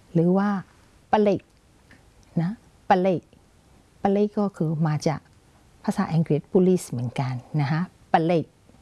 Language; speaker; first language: Thai; non-native, fluent; Burmese